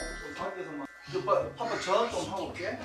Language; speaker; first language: Korean; native; Korean